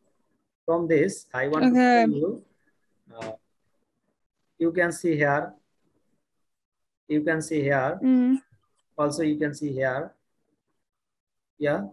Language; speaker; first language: English; non-native, learner; Bangla